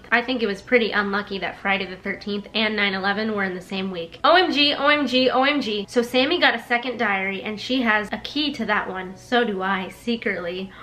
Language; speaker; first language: English; native; English